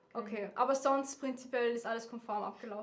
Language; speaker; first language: German; native; German